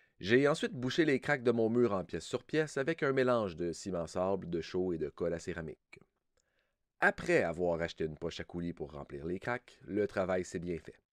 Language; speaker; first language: French; native; French